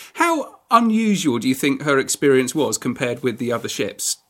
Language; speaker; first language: English; native; English